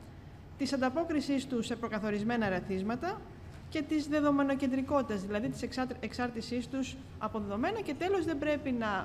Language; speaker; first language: Greek; native; Greek